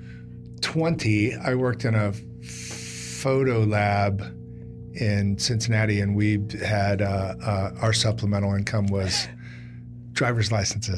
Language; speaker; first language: English; native; English